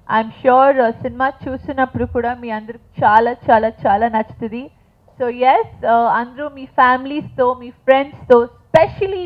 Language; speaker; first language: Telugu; non-native, fluent; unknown